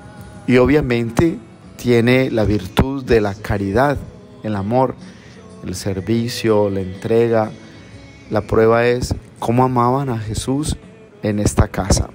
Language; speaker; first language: Spanish; native; Spanish